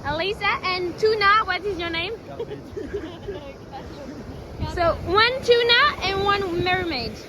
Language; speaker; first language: English; non-native, learner; French